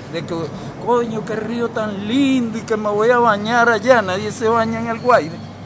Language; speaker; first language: Spanish; native; Spanish